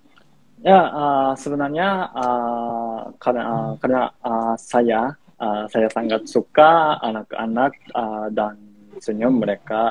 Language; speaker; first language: Indonesian; non-native, fluent; Japanese